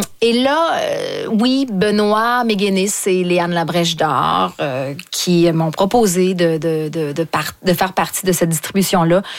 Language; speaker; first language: French; native; French